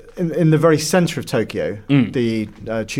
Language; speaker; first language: English; native; English